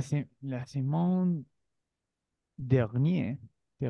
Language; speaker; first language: French; non-native, learner; Spanish